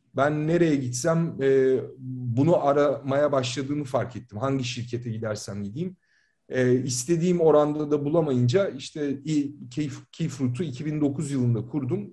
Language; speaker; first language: Turkish; native; Turkish